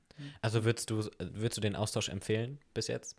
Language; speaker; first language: German; native; German